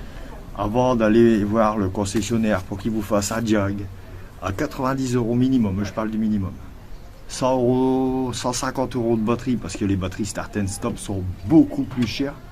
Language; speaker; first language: French; native; French